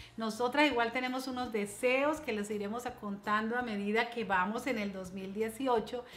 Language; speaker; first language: Spanish; native; Spanish